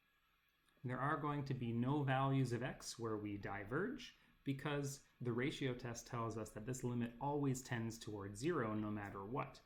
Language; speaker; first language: English; native; English